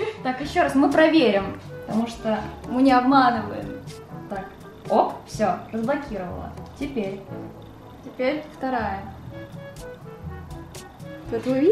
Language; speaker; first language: Russian; native; Russian